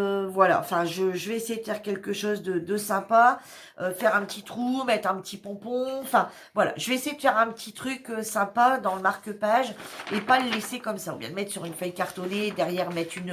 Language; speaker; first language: French; native; French